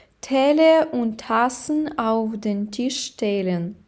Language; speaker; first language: German; non-native, fluent; Ukrainian